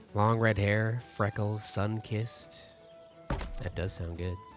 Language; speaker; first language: English; native; English